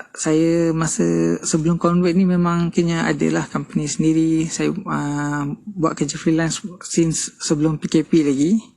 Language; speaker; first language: Malay; non-native, local second language; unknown